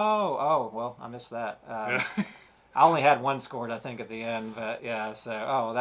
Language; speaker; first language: English; native; English